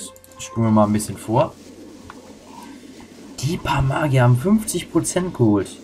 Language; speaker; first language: German; native; German